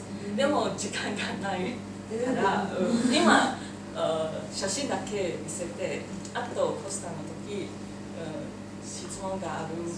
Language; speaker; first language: Japanese; non-native, learner; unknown